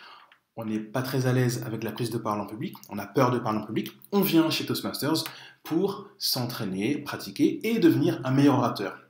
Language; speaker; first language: French; native; French